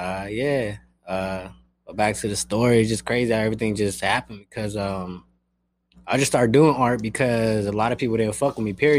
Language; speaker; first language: English; early bilingual, other home language; Spanish